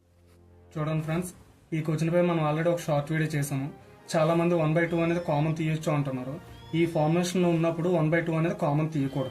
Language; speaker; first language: Telugu; native; Telugu